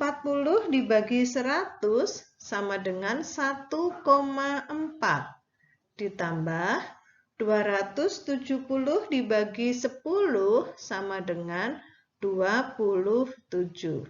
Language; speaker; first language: Indonesian; native; Indonesian